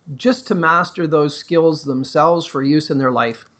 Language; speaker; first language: English; native; English